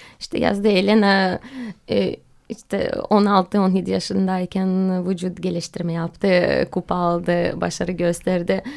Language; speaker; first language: Turkish; non-native, fluent; Russian